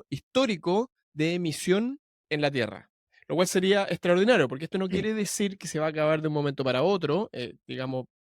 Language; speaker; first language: Spanish; native; Spanish